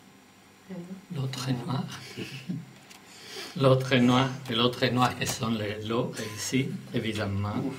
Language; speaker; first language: French; non-native, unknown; Spanish